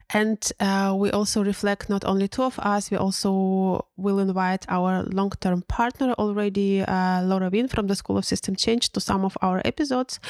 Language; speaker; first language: English; non-native, fluent; Russian